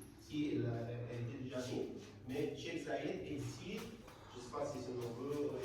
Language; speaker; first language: French; non-native, fluent; Arabic